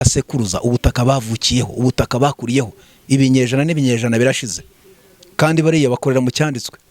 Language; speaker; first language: Kinyarwanda; native; Kinyarwanda